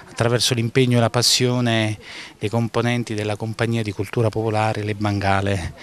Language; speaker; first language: Italian; native; Italian